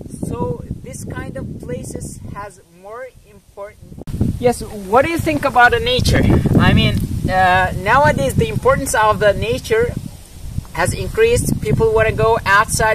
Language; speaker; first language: English; non-native, learner; Turkish